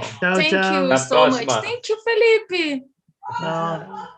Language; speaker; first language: English; non-native, learner; Portuguese